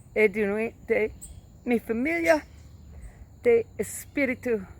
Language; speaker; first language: Spanish; non-native, learner; English